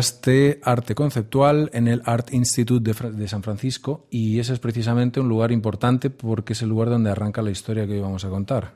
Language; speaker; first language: Spanish; native; Spanish